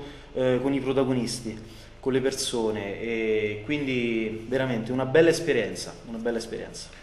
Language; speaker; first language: Italian; native; Italian